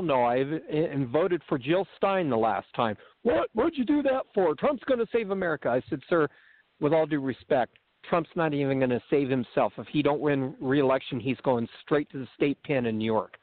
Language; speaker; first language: English; native; English